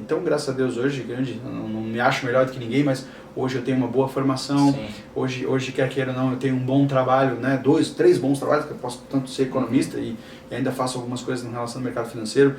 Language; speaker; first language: Portuguese; native; Portuguese